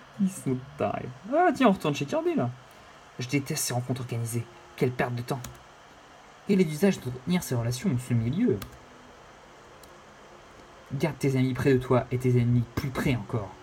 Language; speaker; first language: French; native; French